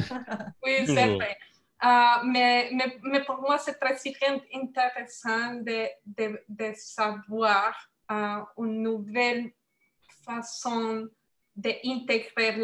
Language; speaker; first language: French; non-native, learner; Spanish